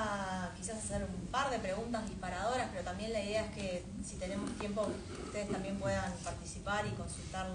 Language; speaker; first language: Spanish; native; Spanish